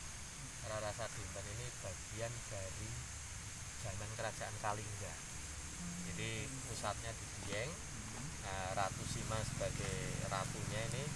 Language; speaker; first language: Indonesian; native; Indonesian